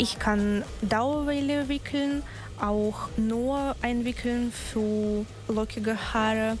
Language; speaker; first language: German; non-native, learner; Russian